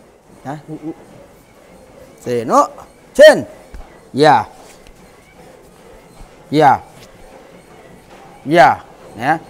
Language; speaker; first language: Japanese; non-native, learner; Thai